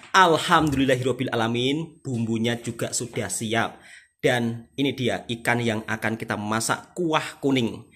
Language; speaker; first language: Indonesian; native; Indonesian